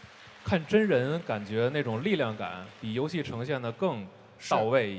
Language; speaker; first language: Chinese; native; Chinese